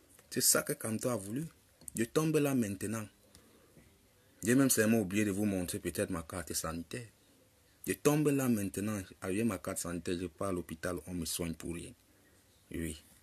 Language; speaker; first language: French; non-native, local second language; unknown